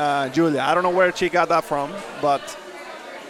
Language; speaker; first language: English; non-native, fluent; Spanish